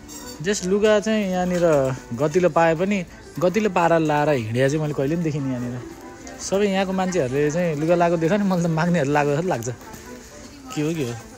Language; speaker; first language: Nepali; native; Nepali